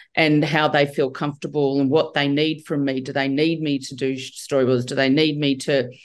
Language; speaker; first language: English; native; English